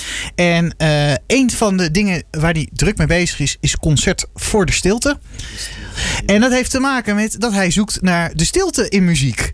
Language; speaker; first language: Dutch; native; Dutch